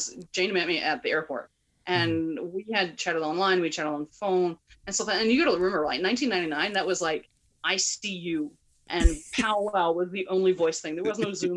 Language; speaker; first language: English; native; English